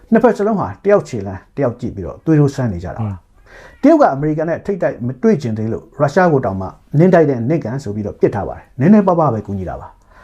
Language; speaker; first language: Burmese; native; Burmese